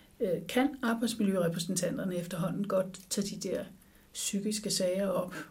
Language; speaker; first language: Danish; native; Danish